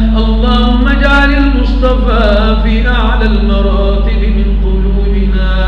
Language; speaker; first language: Malay; non-native, fluent; Arabic